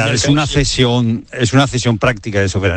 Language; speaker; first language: Spanish; native; Spanish